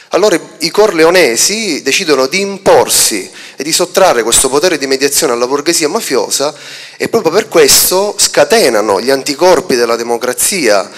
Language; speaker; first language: Italian; native; Italian